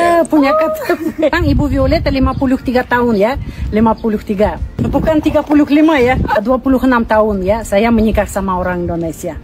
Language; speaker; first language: Indonesian; non-native, learner; Russian